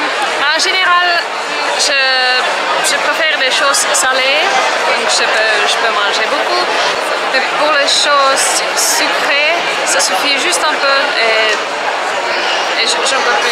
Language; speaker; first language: French; non-native, fluent; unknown